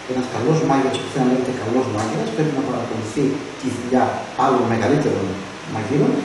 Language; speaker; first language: Greek; early bilingual, other home language; German